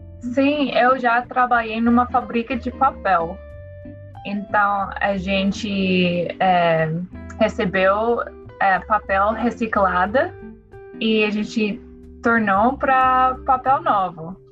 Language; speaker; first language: Portuguese; non-native, learner; English